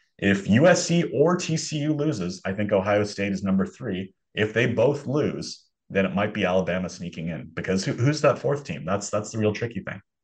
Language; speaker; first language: English; native; English